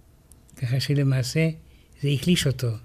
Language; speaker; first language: Hebrew; non-native, fluent; Romanian